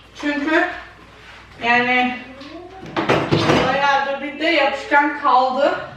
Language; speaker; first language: Turkish; early bilingual, heritage; Turkish